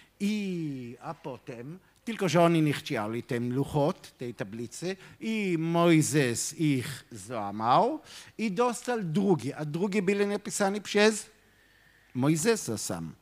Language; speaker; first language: Polish; non-native, fluent; Hebrew